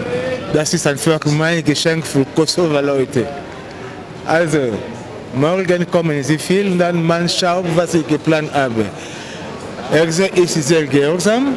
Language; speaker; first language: German; non-native, learner; Albanian